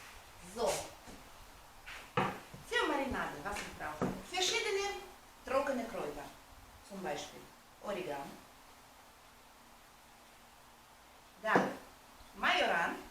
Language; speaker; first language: German; non-native, fluent; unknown